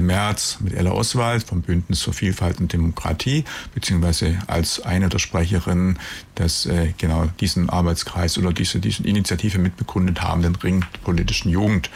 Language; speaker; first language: German; native; German